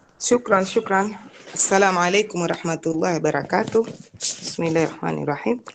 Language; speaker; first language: Swahili; native; Swahili